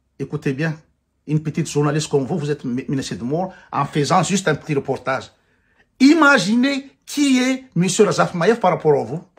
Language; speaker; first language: French; non-native, local second language; Malagasy